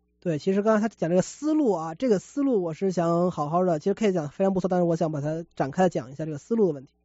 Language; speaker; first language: Chinese; native; Chinese